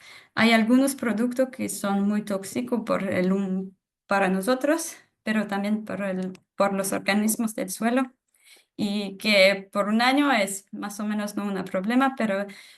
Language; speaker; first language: Spanish; non-native, fluent; French